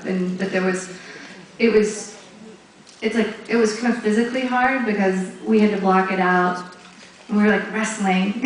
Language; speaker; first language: English; native; English